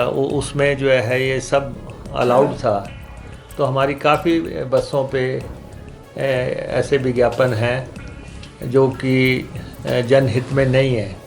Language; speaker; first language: Hindi; native; Hindi